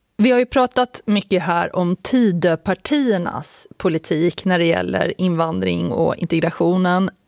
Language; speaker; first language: Swedish; native; Swedish